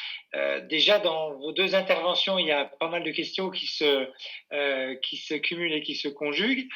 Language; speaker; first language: French; native; French